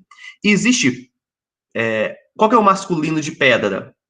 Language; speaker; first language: Portuguese; native; Portuguese